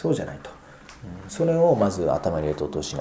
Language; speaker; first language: Japanese; native; Japanese